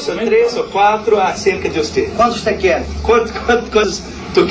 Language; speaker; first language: Spanish; non-native, learner; Portuguese